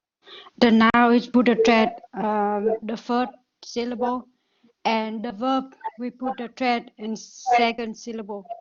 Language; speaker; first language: English; non-native, learner; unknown